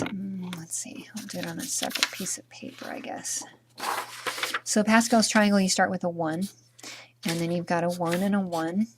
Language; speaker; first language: English; native; English